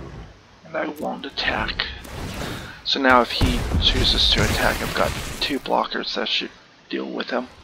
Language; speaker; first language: English; native; English